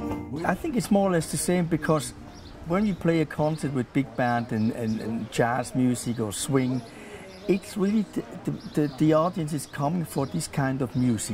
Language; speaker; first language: English; non-native, fluent; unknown